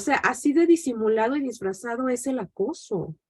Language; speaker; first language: Spanish; native; Spanish